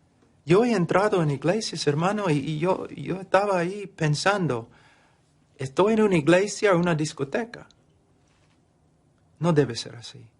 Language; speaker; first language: Spanish; non-native, fluent; English